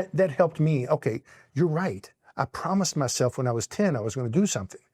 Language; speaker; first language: English; native; English